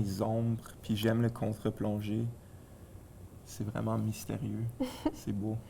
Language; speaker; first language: French; native; French